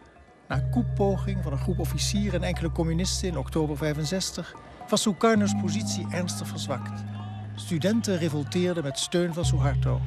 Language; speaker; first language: Dutch; native; Dutch